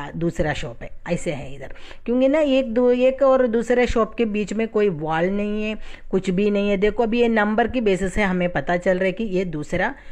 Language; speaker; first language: Hindi; non-native, fluent; Tamil